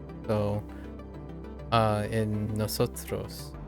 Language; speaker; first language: Spanish; non-native, learner; English